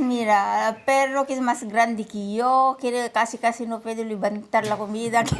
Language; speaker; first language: Spanish; non-native, learner; Filipino